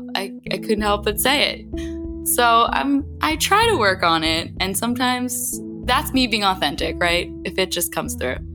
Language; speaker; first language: English; native; English